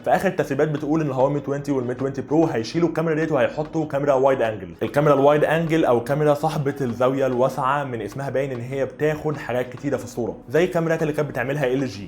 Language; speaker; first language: Arabic; native; Arabic